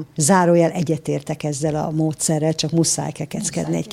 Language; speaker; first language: Hungarian; native; Hungarian